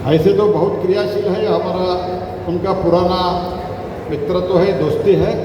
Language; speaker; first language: Hindi; non-native, local second language; Kannada